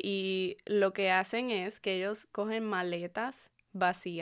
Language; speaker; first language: Spanish; early bilingual, heritage; Spanish